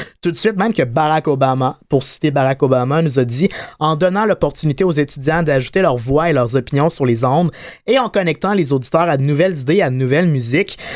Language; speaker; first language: French; native; French